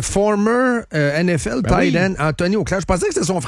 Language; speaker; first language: French; native; French